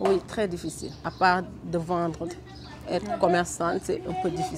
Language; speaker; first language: French; non-native, local second language; Wolof